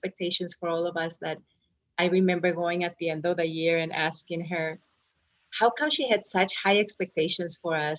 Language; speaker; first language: English; non-native, fluent; Spanish